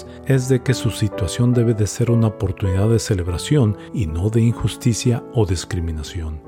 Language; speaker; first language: Spanish; native; Spanish